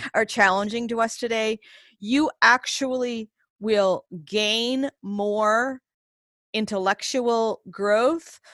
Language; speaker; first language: English; native; English